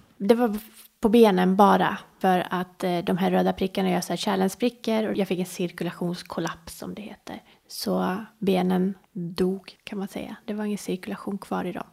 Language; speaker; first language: Swedish; early bilingual, other home language; Persian